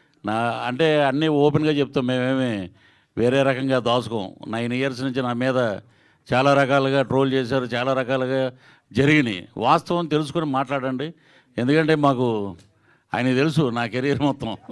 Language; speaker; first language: Telugu; native; Telugu